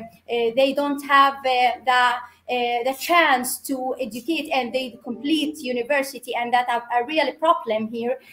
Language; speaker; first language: English; non-native, fluent; Arabic